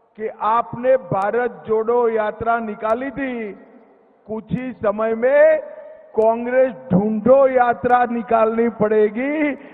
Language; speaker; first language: Hindi; non-native, local second language; Gujarati